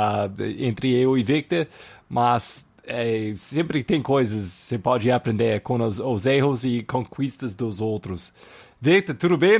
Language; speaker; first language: Portuguese; non-native, fluent; English